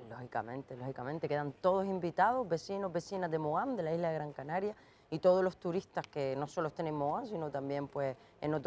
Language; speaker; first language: Spanish; native; Spanish